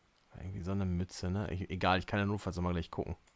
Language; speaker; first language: German; native; German